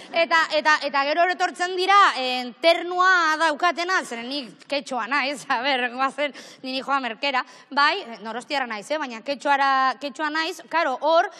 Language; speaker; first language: Basque; native; Basque